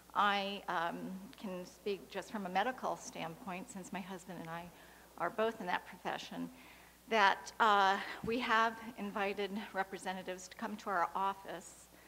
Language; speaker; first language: English; native; English